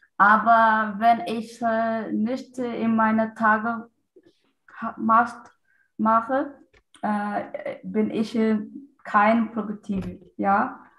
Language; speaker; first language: German; non-native, learner; Portuguese